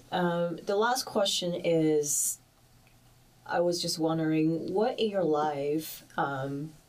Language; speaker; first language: English; early bilingual, other home language; Chinese